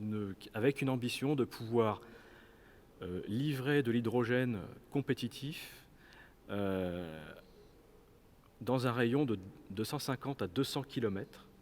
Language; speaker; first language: French; native; French